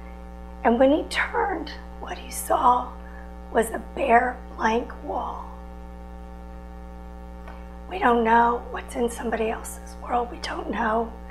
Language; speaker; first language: English; native; English